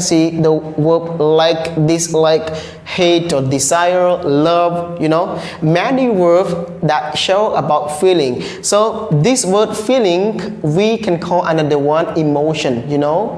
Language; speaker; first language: English; non-native, learner; Khmer